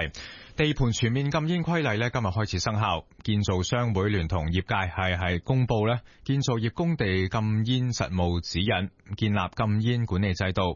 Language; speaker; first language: Cantonese; native; Cantonese